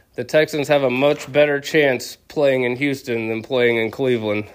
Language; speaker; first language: English; native; English